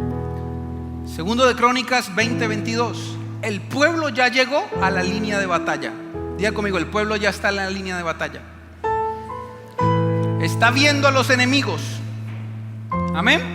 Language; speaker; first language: Spanish; native; Spanish